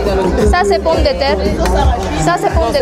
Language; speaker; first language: French; non-native, learner; Telugu